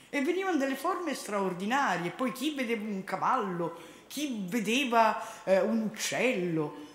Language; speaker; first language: Italian; native; Italian